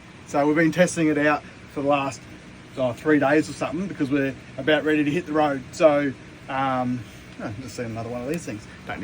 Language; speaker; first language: English; native; English